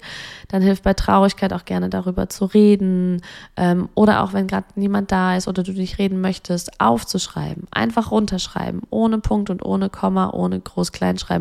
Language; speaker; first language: German; native; German